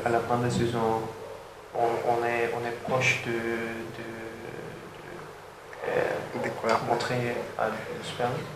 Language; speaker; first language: French; non-native, learner; Turkish